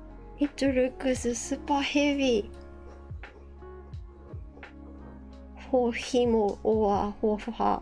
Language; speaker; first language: English; non-native, learner; Japanese